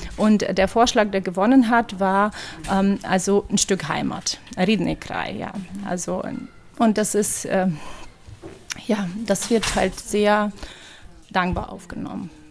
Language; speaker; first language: German; non-native, fluent; Ukrainian